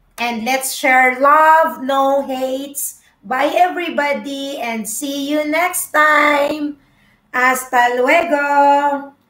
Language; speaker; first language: English; non-native, local second language; Filipino